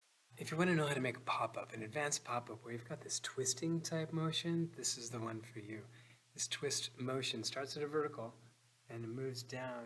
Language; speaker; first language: English; native; English